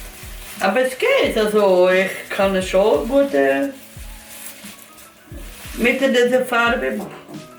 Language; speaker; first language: German; non-native, learner; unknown